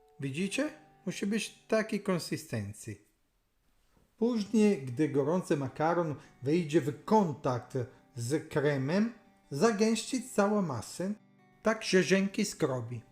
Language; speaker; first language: Polish; non-native, learner; Italian